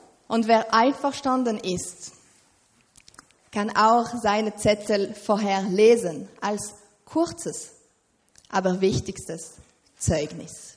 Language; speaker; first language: German; non-native, learner; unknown